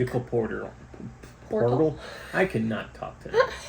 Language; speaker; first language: English; native; English